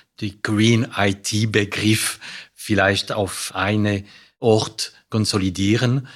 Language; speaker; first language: German; non-native, fluent; French